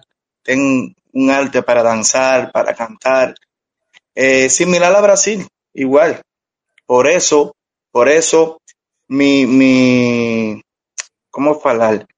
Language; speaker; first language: Portuguese; non-native, learner; Spanish